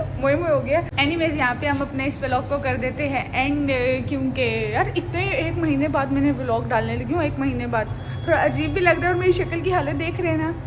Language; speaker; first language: Urdu; native; Urdu